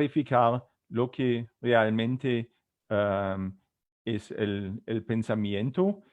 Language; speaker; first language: Spanish; non-native, fluent; German